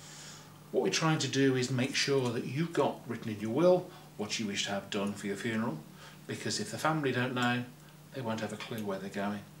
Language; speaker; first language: English; native; English